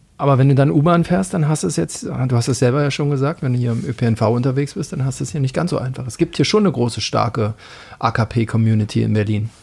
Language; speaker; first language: German; native; German